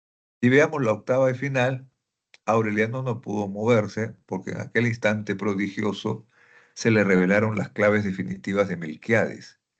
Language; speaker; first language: Spanish; native; Spanish